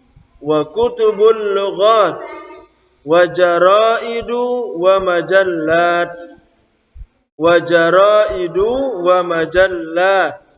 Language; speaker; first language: Arabic; non-native, fluent; Indonesian